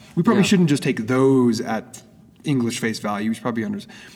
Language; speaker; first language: English; native; English